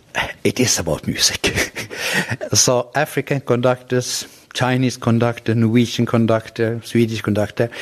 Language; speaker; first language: English; non-native, fluent; Norwegian